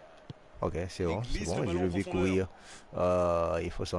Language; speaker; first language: French; non-native, fluent; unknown